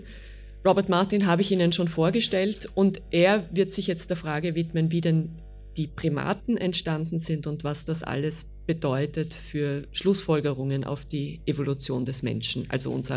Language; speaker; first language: German; native; German